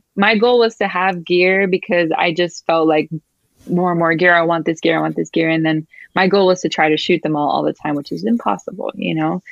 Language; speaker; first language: English; early bilingual, other home language; Spanish